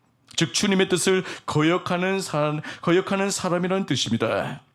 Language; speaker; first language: Korean; native; Korean